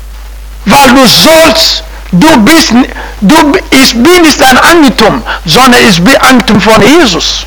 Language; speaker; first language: German; non-native, fluent; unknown